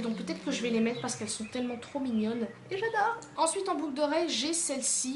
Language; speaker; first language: French; native; French